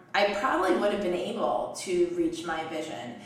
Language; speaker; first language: English; native; English